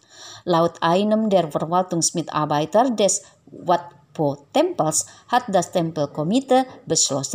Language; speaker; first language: German; non-native, fluent; Indonesian